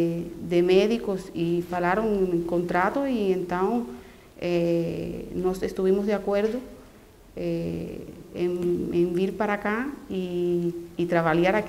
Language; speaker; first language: Portuguese; non-native, learner; Spanish